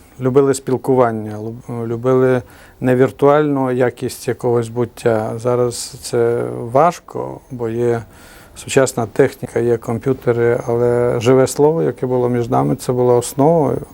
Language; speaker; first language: Ukrainian; non-native, local second language; Hungarian